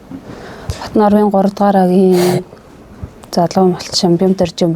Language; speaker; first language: Mongolian; native; Mongolian